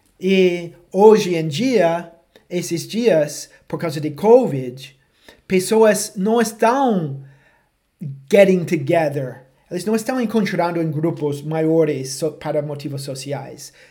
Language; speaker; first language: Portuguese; non-native, fluent; English